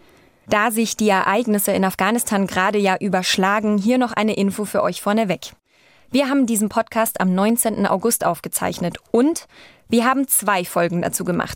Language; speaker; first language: German; native; German